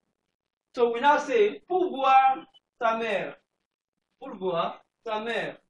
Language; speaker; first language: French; non-native, fluent; English